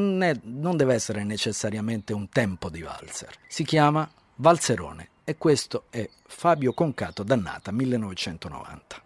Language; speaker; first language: Italian; native; Italian